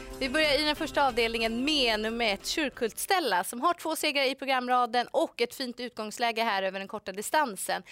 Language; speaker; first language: Swedish; native; Swedish